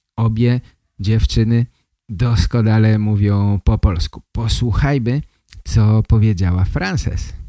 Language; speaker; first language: Polish; native; Polish